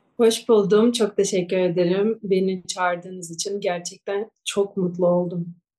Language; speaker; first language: Turkish; non-native, fluent; Russian